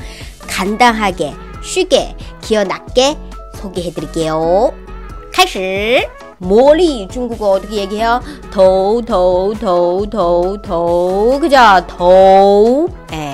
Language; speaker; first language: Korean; non-native, fluent; Chinese